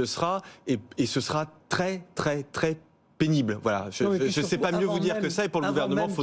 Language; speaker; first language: French; native; French